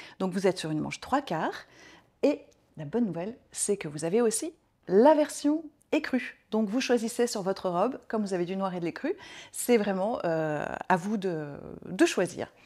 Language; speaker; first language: French; native; French